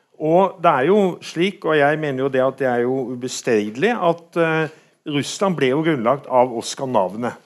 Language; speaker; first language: Norwegian; native; Norwegian